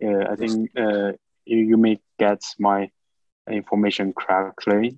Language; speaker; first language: English; non-native, fluent; Chinese